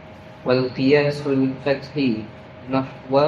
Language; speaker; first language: Arabic; non-native, learner; Malay